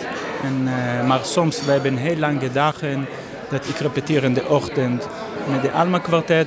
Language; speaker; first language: Dutch; non-native, learner; Hebrew